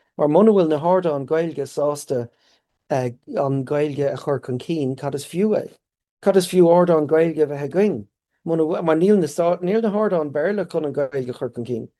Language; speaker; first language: Irish; native; Irish